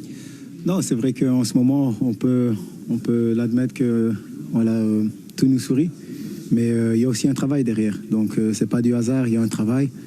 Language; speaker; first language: French; native; French